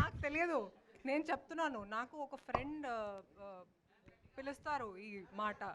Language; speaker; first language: Telugu; non-native, learner; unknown